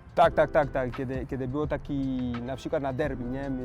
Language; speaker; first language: Polish; non-native, learner; Spanish